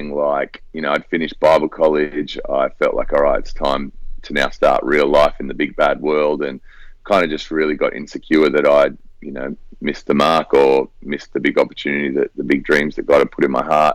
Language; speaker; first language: English; native; English